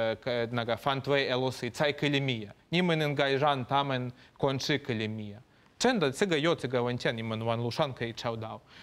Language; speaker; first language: Chinese; non-native, fluent; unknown